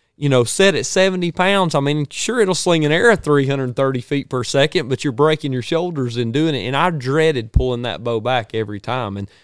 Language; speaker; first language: English; native; English